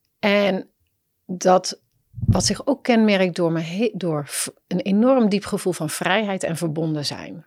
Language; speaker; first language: Dutch; native; Dutch